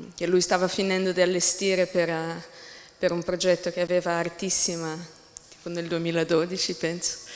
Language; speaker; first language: Italian; non-native, learner; English